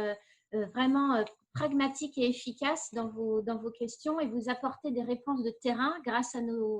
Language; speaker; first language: French; native; French